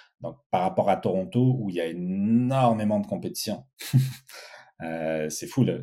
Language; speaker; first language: French; early bilingual, other home language; Portuguese